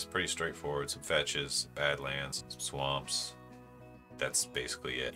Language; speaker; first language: English; native; English